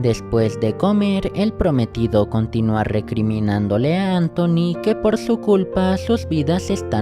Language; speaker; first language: Spanish; native; Spanish